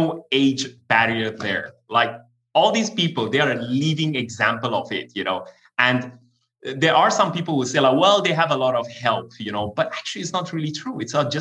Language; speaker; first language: English; non-native, fluent; Persian